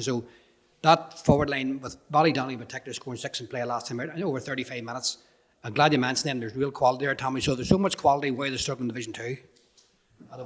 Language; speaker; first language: English; native; English